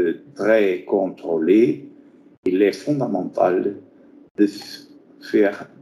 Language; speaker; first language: French; non-native, fluent; Portuguese